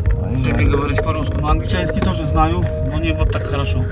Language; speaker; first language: Russian; non-native, learner; Polish